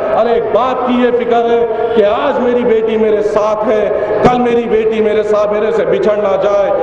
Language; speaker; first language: Urdu; native; Urdu